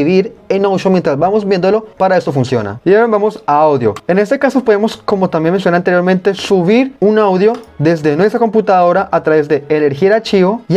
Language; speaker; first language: Spanish; native; Spanish